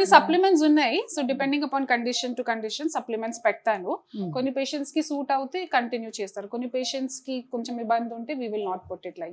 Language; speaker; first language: Telugu; non-native, learner; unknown